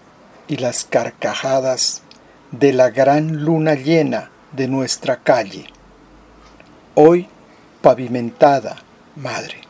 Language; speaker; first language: Spanish; native; Spanish